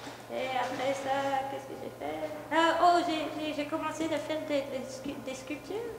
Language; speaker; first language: French; non-native, local second language; English